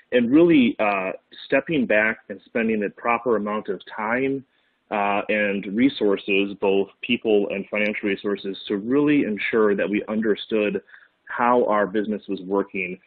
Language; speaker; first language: English; native; English